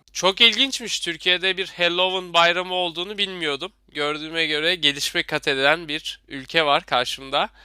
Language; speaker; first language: Turkish; native; Turkish